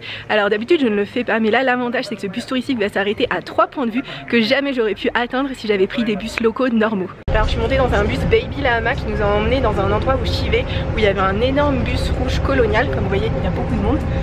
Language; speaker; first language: French; native; French